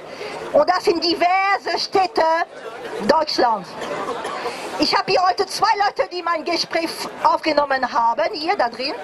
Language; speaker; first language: German; non-native, fluent; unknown